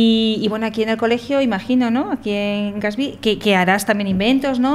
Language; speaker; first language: Spanish; native; Spanish